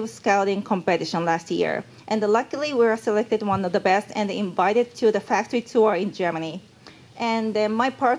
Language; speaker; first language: English; non-native, fluent; Japanese